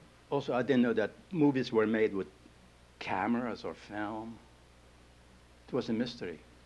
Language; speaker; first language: English; non-native, fluent; Lithuanian